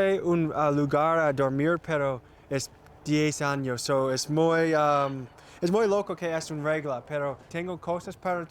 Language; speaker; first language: Spanish; non-native, learner; English